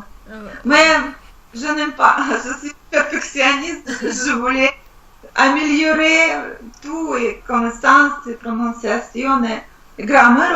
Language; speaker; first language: French; non-native, learner; Russian